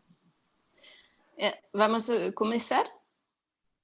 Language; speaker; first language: Spanish; non-native, learner; Portuguese